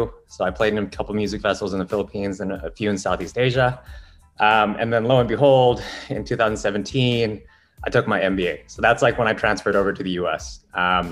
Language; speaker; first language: English; non-native, local second language; Filipino